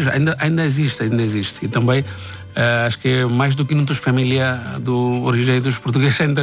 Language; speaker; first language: Portuguese; non-native, learner; Bangla